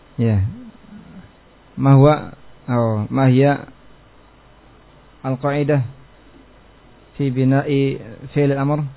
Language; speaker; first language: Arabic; non-native, fluent; Indonesian